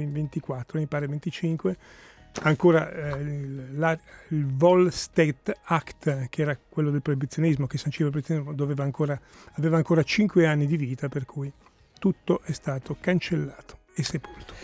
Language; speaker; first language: Italian; native; Italian